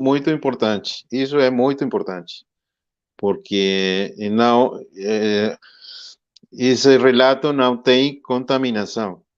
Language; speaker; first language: Portuguese; non-native, fluent; Spanish